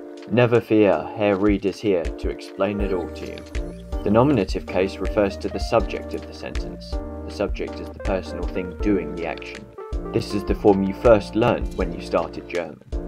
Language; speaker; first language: English; native; English